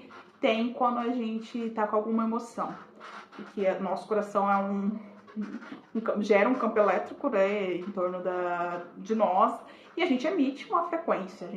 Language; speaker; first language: Portuguese; native; Portuguese